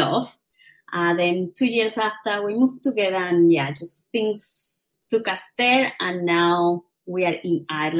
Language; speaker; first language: English; non-native, fluent; Spanish